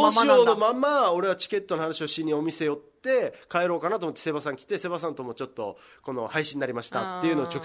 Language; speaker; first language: Japanese; native; Japanese